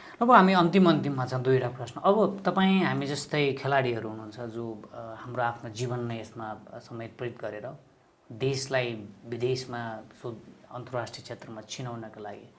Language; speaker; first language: Nepali; native; Nepali